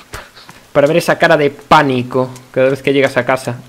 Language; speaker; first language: Spanish; native; Spanish